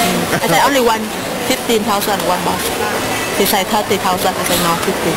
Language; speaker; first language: English; non-native, learner; Vietnamese